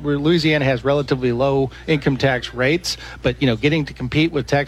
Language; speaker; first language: English; native; English